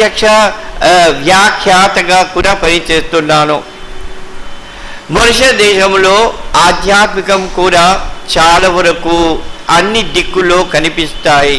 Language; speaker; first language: Telugu; early bilingual, heritage; Telugu